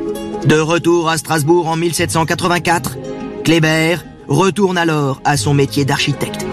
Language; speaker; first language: French; native; French